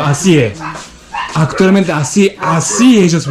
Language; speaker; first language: Spanish; non-native, learner; Japanese